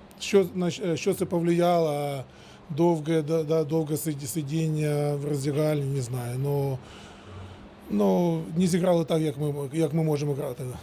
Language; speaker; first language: Ukrainian; non-native, local second language; Russian